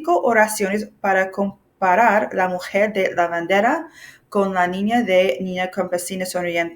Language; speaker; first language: Spanish; non-native, fluent; English